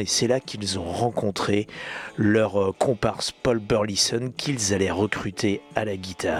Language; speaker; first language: French; native; French